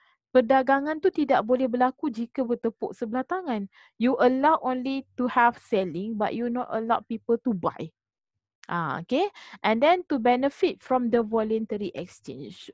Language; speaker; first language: English; non-native, local second language; Malay